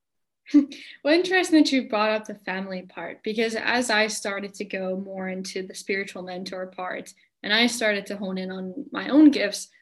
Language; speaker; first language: English; native; English